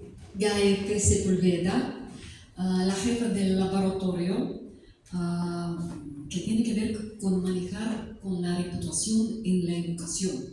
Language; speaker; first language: Spanish; non-native, fluent; Russian